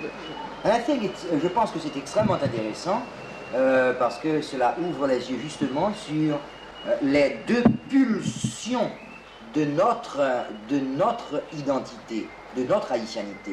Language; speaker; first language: French; native; French